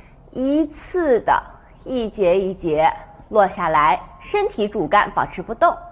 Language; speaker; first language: Chinese; native; Chinese